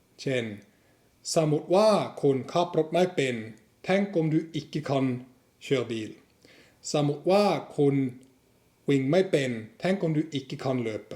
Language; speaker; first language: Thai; non-native, fluent; Norwegian